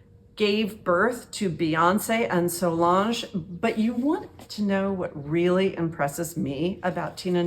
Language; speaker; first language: English; native; English